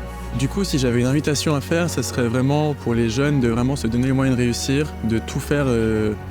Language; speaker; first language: French; native; French